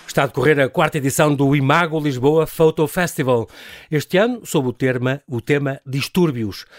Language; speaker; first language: Portuguese; native; Portuguese